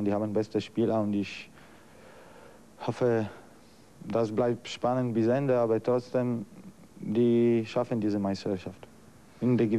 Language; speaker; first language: German; non-native, learner; Polish